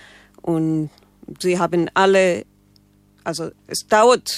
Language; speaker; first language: German; non-native, learner; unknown